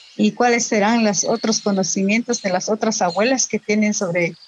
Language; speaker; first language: Spanish; non-native, local second language; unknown